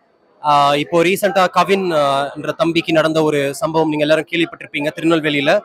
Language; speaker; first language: Tamil; native; Tamil